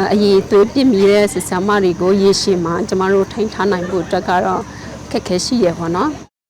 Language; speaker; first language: Burmese; native; Burmese